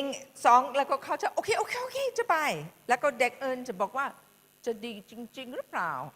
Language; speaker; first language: Thai; non-native, fluent; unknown